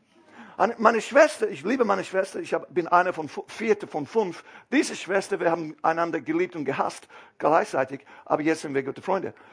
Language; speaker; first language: German; non-native, fluent; English